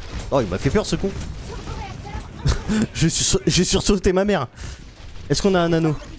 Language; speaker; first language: French; native; French